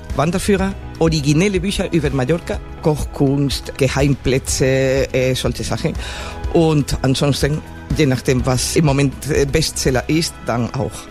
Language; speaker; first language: German; non-native, fluent; Spanish